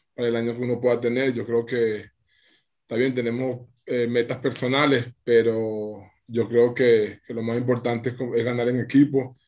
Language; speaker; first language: Spanish; native; Spanish